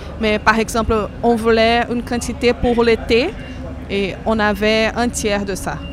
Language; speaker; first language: French; non-native, fluent; Portuguese